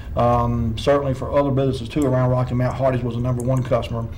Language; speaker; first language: English; native; English